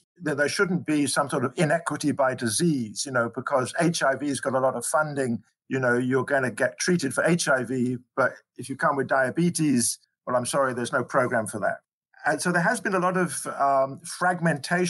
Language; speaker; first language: English; native; English